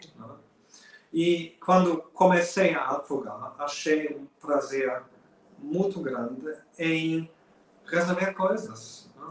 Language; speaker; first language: Portuguese; non-native, fluent; German